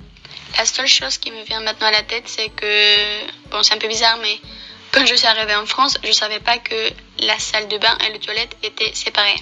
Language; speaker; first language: French; non-native, fluent; Spanish